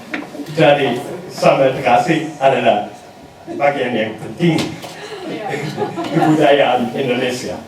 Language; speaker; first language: Indonesian; non-native, learner; German